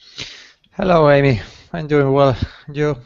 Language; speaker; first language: English; non-native, learner; Spanish